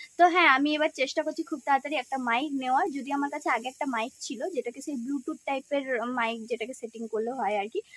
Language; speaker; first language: Bangla; non-native, local second language; Santali